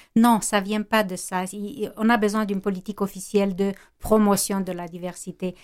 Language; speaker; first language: French; non-native, fluent; Romanian